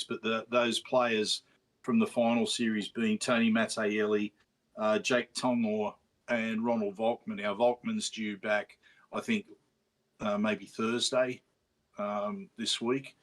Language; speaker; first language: English; native; English